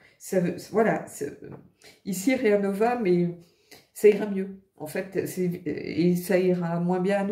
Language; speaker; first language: French; native; French